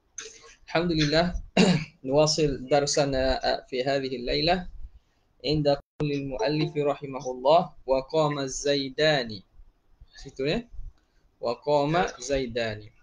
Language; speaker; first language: Arabic; non-native, fluent; Malay